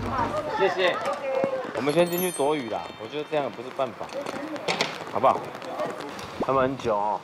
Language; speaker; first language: Chinese; native; Chinese